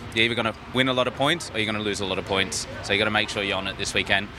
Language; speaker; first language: English; native; English